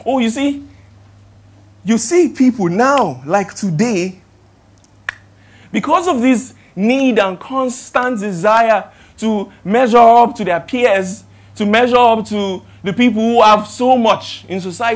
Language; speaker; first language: English; non-native, local second language; Yoruba